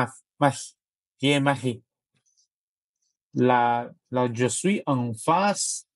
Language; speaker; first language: French; non-native, learner; Chinese